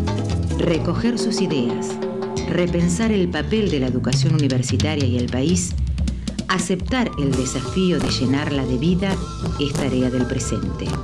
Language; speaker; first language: Spanish; native; Spanish